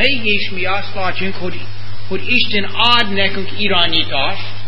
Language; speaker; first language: Hungarian; non-native, fluent; English